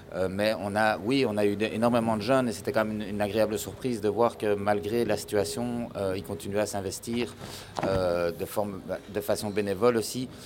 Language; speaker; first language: French; native; French